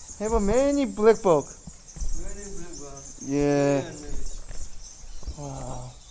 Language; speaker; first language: English; non-native, learner; Korean